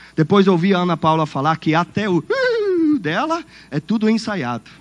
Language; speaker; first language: Portuguese; non-native, fluent; Swiss German